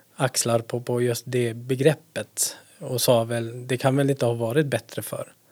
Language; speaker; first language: Swedish; native; Swedish